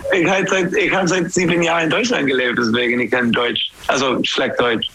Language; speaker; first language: German; non-native, learner; English